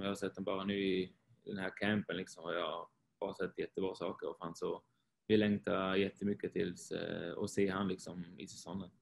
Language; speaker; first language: Swedish; non-native, fluent; Swiss German